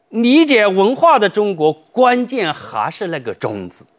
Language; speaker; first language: Chinese; native; Chinese